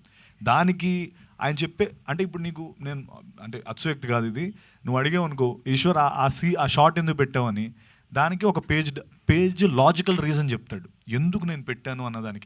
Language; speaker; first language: Telugu; native; Telugu